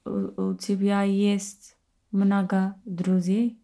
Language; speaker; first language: Russian; non-native, learner; English